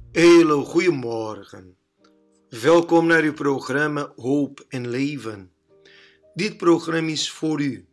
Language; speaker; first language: Dutch; non-native, learner; Portuguese